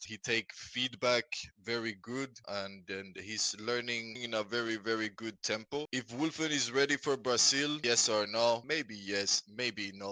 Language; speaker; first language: English; non-native, fluent; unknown